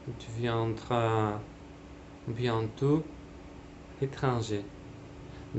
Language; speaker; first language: French; non-native, learner; Russian